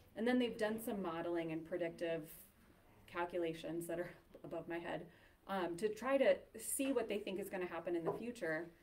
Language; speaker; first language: English; native; English